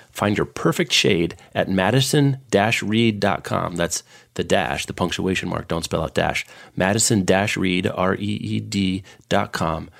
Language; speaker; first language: English; native; English